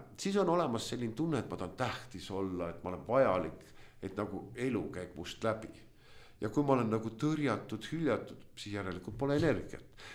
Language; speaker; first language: Estonian; non-native, local second language; Russian